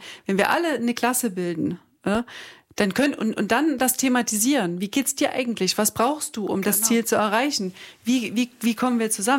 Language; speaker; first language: German; native; German